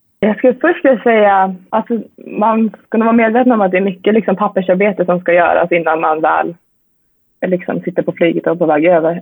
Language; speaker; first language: Swedish; native; Swedish